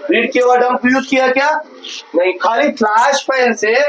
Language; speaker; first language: Hindi; non-native, local second language; Kannada